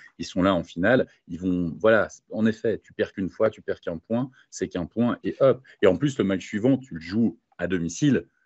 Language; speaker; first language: French; native; French